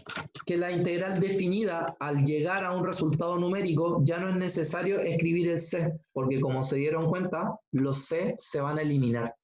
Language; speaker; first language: Spanish; native; Spanish